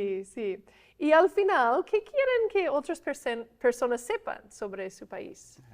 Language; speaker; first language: Spanish; non-native, fluent; English